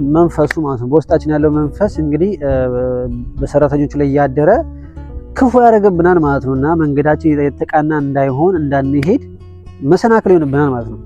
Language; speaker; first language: Amharic; native; Amharic